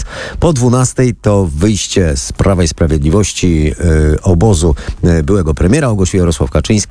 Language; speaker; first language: Polish; native; Polish